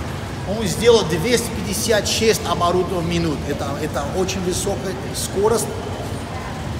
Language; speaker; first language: Russian; non-native, learner; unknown